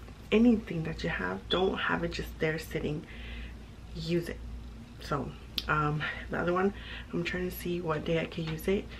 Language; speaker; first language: English; early bilingual, other home language; Spanish